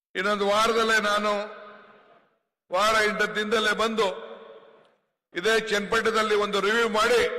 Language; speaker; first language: Kannada; native; Kannada